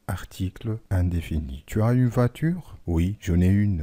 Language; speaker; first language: French; non-native, fluent; Arabic